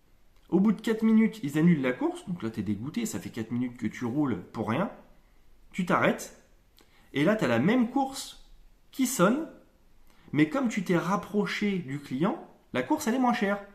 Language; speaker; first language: French; native; French